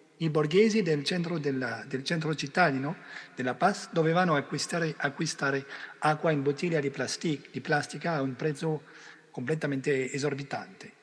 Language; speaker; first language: Italian; non-native, fluent; French